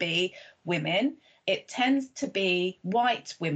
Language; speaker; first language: English; native; English